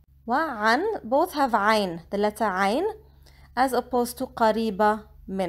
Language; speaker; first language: Arabic; non-native, fluent; English